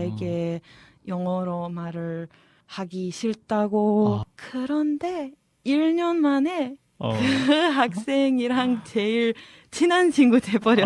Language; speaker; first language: Korean; non-native, fluent; Serbian